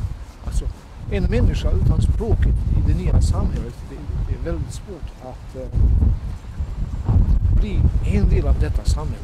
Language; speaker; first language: Swedish; non-native, fluent; Bosnian